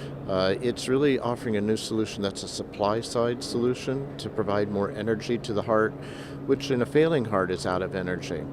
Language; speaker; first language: English; native; English